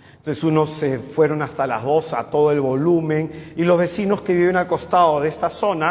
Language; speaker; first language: Spanish; native; Spanish